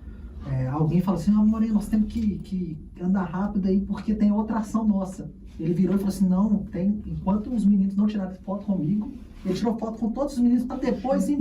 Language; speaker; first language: Portuguese; native; Portuguese